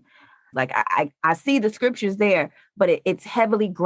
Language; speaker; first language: English; native; English